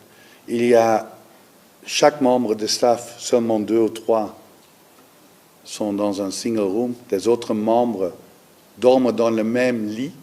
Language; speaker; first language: French; non-native, learner; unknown